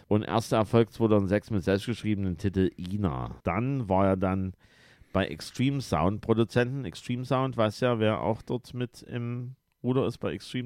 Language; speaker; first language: German; native; German